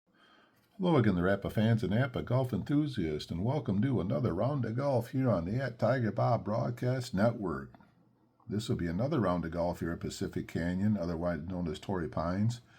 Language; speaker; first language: English; native; English